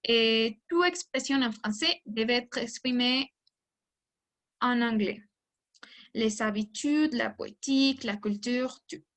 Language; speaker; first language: French; non-native, learner; Spanish